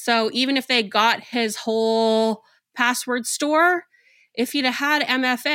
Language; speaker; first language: English; native; English